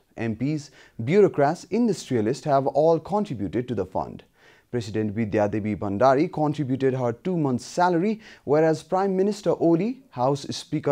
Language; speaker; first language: English; non-native, fluent; Nepali